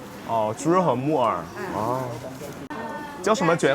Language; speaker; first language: Chinese; non-native, fluent; Indonesian